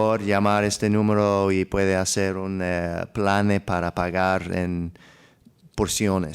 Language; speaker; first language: Spanish; non-native, learner; English